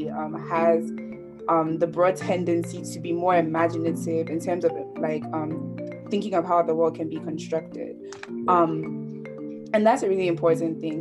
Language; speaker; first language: English; non-native, local second language; Akan